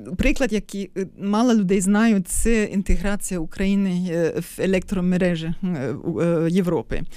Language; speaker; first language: Ukrainian; non-native, fluent; German